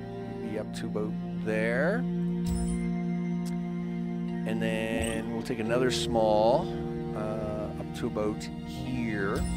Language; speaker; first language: English; native; English